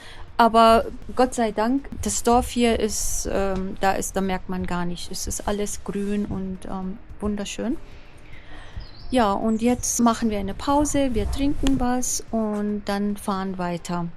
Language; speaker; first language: German; non-native, fluent; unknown